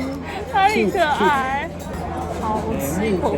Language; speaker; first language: Chinese; non-native, fluent; Korean